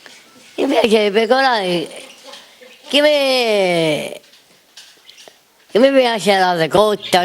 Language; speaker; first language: Italian; non-native, local second language; Sicilian